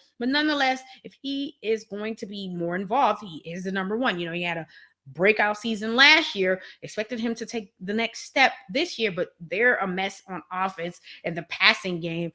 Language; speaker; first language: English; native; English